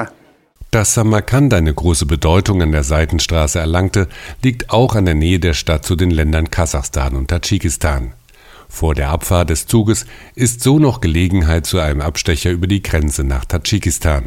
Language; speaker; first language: German; native; German